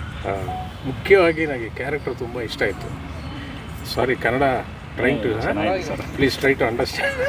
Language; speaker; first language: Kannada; non-native, learner; Telugu